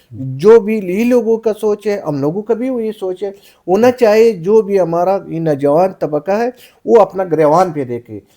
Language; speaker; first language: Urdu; non-native, local second language; Pashto